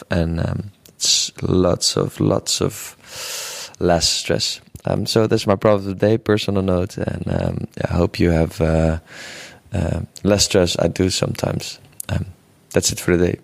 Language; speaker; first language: English; non-native, fluent; Dutch